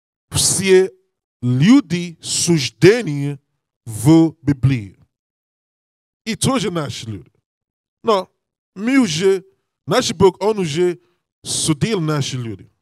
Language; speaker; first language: Russian; non-native, learner; English